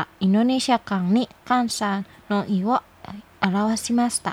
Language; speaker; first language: Japanese; non-native, fluent; Indonesian